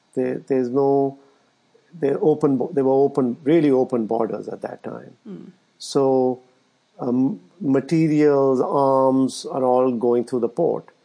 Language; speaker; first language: English; non-native, local second language; Urdu